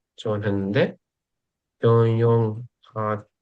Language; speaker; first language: Korean; non-native, fluent; Uzbek